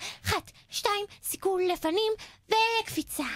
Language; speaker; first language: Hebrew; native; Hebrew